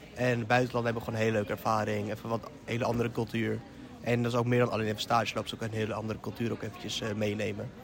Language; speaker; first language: Dutch; early bilingual, other home language; Turkish